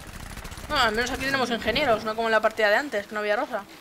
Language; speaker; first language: Spanish; native; Spanish